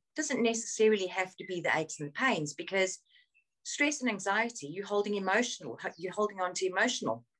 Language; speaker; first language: English; native; English